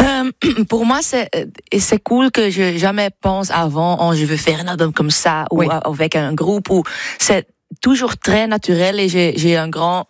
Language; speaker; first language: French; non-native, learner; English